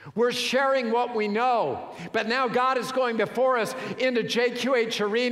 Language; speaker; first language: English; native; English